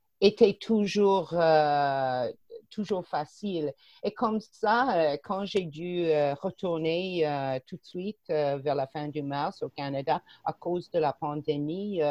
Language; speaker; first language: French; non-native, fluent; English